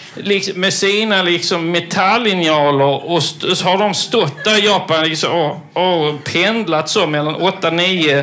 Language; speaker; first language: Swedish; native; Swedish